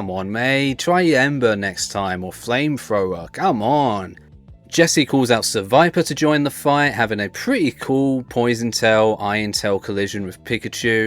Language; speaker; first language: English; native; English